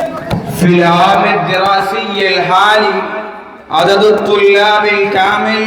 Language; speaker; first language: Arabic; non-native, learner; Urdu